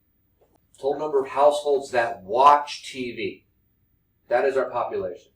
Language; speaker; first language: English; native; English